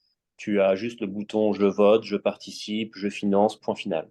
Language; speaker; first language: French; native; French